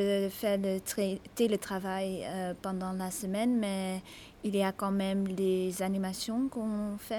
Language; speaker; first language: French; non-native, fluent; Dutch